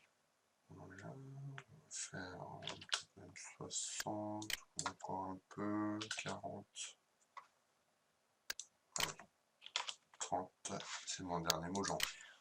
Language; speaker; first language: French; native; French